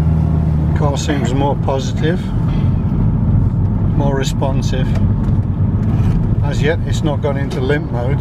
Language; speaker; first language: English; native; English